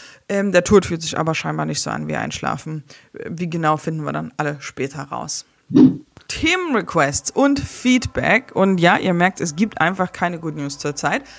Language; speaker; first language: German; native; German